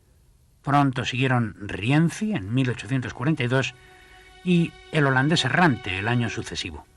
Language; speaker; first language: Spanish; native; Spanish